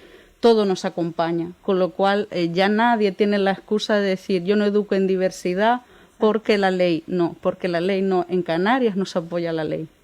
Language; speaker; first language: Spanish; native; Spanish